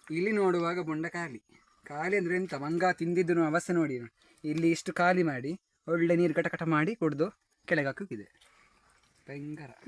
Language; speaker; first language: Kannada; non-native, local second language; Konkani